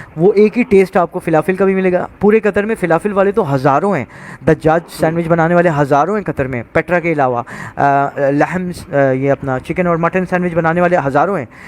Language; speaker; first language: Urdu; native; Urdu